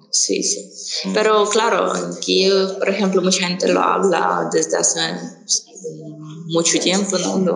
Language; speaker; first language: Spanish; non-native, fluent; Ukrainian